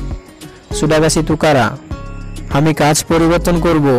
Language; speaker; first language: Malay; non-native, learner; Bangla